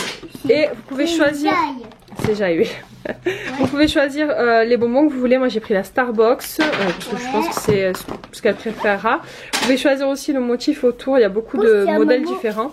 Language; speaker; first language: French; native; French